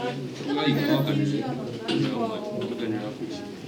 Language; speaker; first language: Chinese; native; Chinese